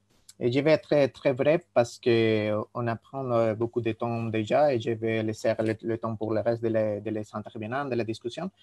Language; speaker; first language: French; non-native, fluent; Spanish